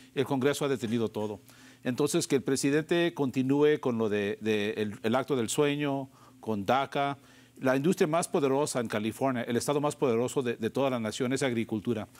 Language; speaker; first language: Spanish; early bilingual, heritage; Spanish